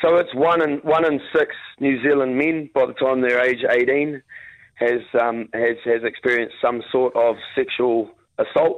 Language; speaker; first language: English; native; English